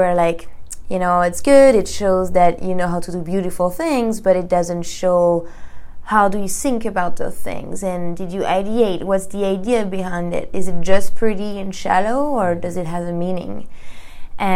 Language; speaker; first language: English; non-native, fluent; French